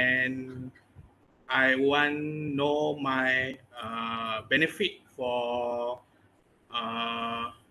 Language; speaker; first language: English; non-native, learner; Malay